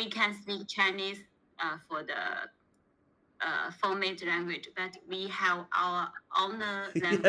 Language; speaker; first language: English; non-native, learner; Chinese